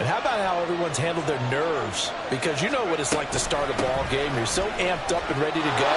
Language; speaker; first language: English; native; English